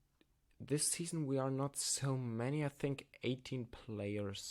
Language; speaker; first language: English; non-native, learner; German